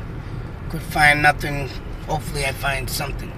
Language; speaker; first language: English; native; English